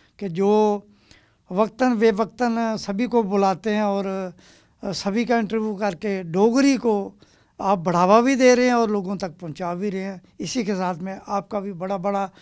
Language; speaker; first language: Hindi; non-native, local second language; Dogri